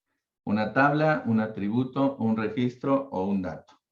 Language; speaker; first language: Spanish; native; Spanish